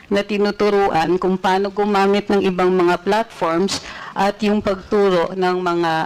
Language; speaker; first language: Filipino; native; Filipino